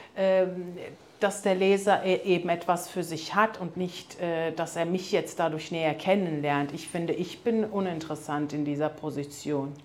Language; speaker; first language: German; early bilingual, other home language; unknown